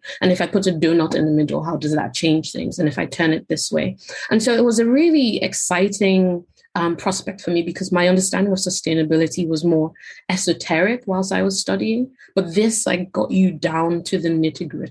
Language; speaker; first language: English; non-native, local second language; Yoruba